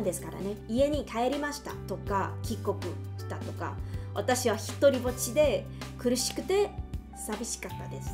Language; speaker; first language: Japanese; non-native, learner; Chinese